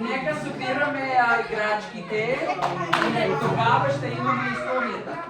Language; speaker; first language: Bulgarian; non-native, fluent; English